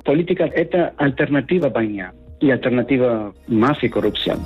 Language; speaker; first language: Russian; non-native, learner; Spanish